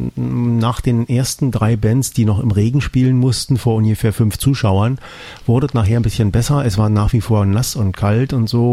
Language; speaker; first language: German; native; German